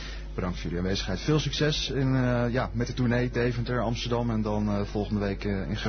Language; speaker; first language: Dutch; native; Dutch